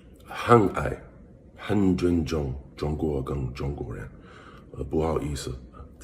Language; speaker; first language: Chinese; non-native, learner; English